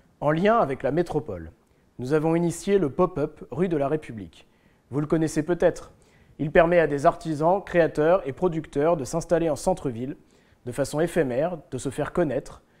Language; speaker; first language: French; native; French